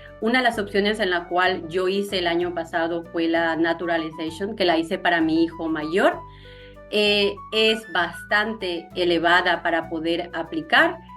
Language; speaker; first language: Spanish; native; Spanish